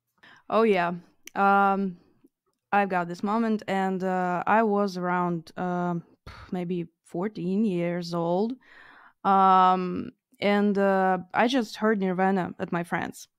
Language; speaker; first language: English; non-native, fluent; Russian